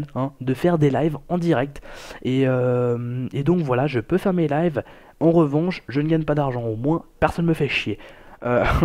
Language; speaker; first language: French; native; French